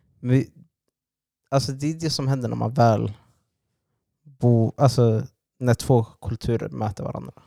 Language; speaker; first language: Swedish; native; Swedish